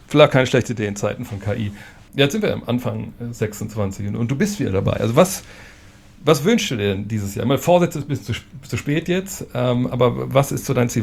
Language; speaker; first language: German; native; German